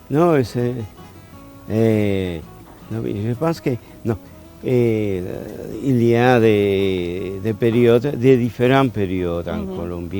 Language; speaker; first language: French; non-native, fluent; Spanish